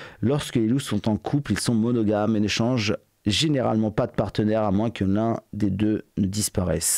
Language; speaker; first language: French; native; French